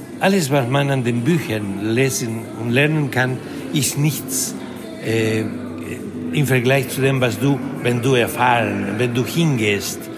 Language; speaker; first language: German; non-native, fluent; Spanish